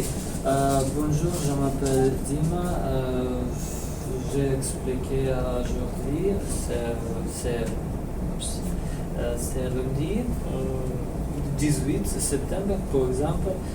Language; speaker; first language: French; non-native, learner; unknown